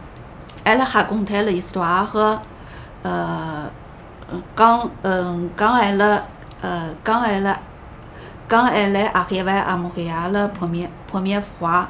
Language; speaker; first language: French; non-native, learner; Chinese